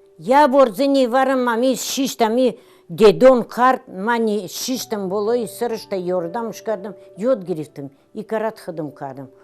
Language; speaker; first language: Tajik; non-native, fluent; Russian